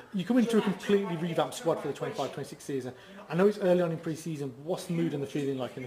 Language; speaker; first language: English; native; English